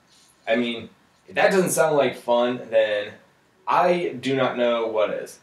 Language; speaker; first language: English; native; English